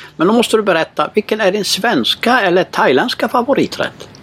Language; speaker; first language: Swedish; native; Swedish